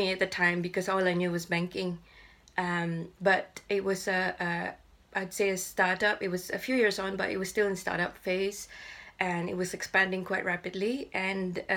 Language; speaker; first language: English; non-native, local second language; Malay